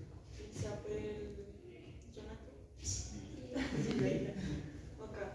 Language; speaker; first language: French; non-native, learner; Spanish